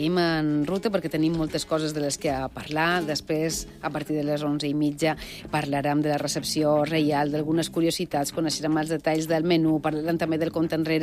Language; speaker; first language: Catalan; native; Catalan